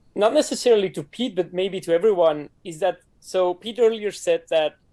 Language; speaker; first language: English; non-native, fluent; Dutch